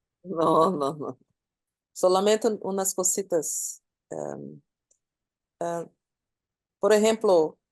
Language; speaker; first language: Spanish; non-native, learner; Portuguese